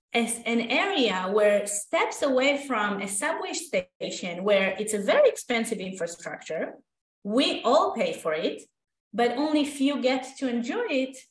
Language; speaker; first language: English; non-native, fluent; Hebrew